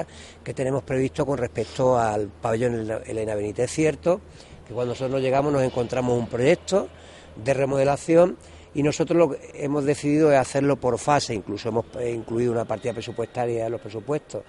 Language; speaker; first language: Spanish; native; Spanish